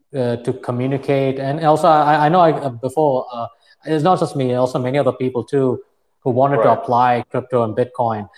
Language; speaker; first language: English; non-native, fluent; Arabic